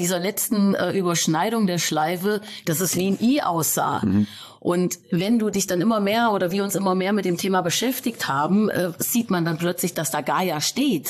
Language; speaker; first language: German; native; German